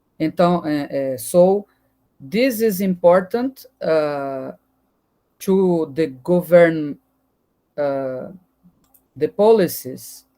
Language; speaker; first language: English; non-native, learner; Portuguese